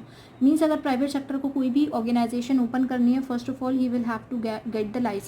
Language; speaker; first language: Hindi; native; Hindi